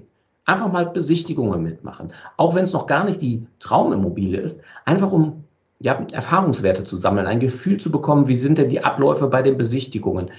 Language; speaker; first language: German; native; German